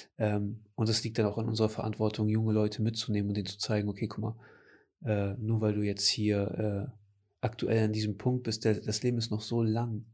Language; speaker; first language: German; early bilingual, other home language; Portuguese